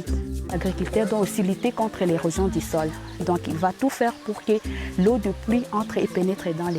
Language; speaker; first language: French; non-native, local second language; Rundi